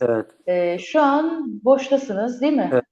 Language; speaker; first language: Turkish; native; Turkish